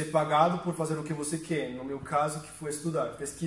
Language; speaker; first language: Portuguese; non-native, fluent; Spanish